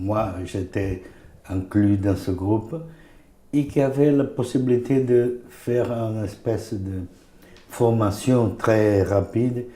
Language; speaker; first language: French; non-native, fluent; Portuguese